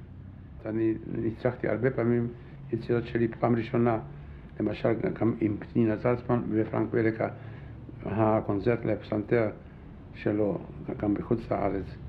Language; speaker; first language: Hebrew; non-native, fluent; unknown